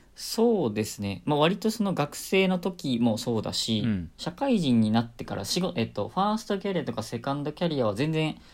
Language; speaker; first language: Japanese; native; Japanese